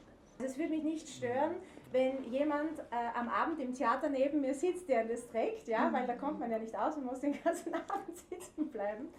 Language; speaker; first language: German; native; German